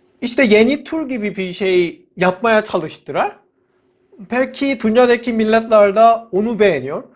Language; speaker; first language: Turkish; non-native, fluent; Korean